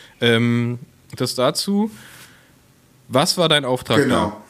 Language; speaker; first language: German; native; German